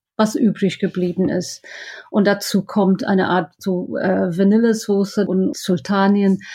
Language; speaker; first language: German; non-native, fluent; English